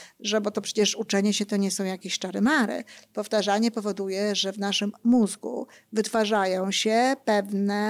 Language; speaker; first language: Polish; native; Polish